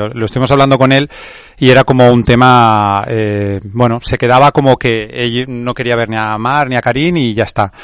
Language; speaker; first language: Spanish; non-native, local second language; Catalan